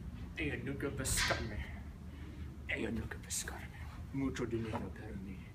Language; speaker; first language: Spanish; non-native, learner; English